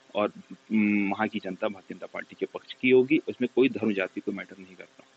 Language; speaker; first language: Hindi; native; Hindi